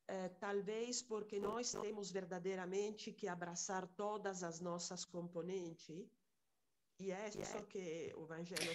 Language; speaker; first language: Portuguese; non-native, fluent; Italian